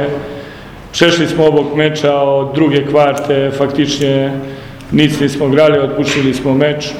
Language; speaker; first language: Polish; non-native, learner; Croatian